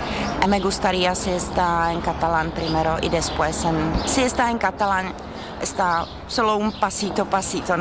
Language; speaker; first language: Spanish; non-native, fluent; Czech